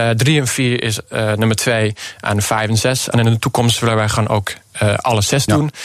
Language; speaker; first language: Dutch; non-native, learner; English